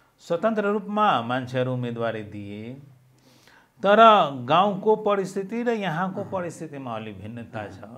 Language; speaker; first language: Nepali; non-native, local second language; Maithili